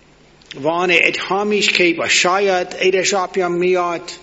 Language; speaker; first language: Hungarian; non-native, learner; English